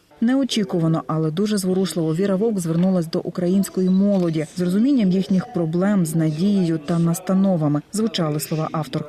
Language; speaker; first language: Ukrainian; native; Ukrainian